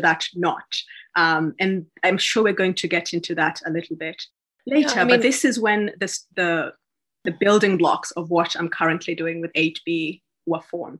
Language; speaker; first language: English; non-native, local second language; Gusii